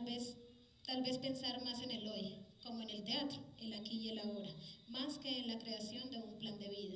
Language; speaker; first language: Spanish; native; Spanish